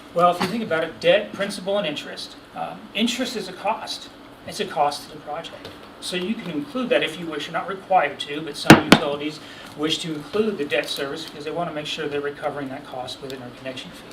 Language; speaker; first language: English; native; English